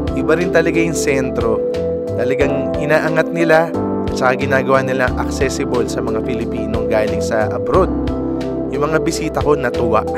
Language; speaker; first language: Filipino; native; Filipino